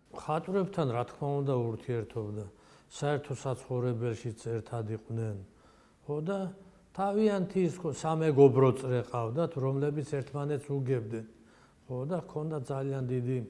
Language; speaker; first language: Georgian; non-native, local second language; Svan